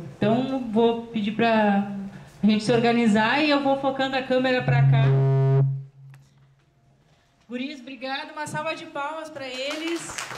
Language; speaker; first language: Portuguese; native; Portuguese